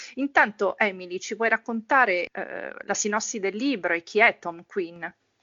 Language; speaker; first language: Italian; native; Italian